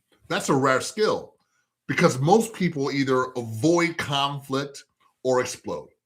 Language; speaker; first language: English; native; English